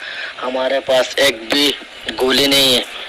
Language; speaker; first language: Hindi; non-native, learner; Rohingya